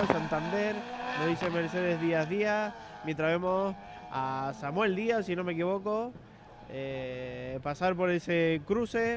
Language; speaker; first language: Spanish; native; Spanish